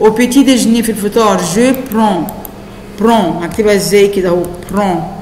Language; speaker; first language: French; non-native, fluent; Arabic